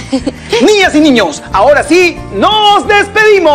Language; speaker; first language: Spanish; native; Spanish